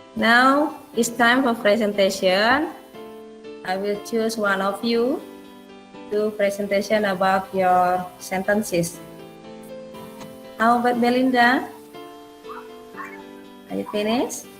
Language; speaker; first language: English; non-native, fluent; Indonesian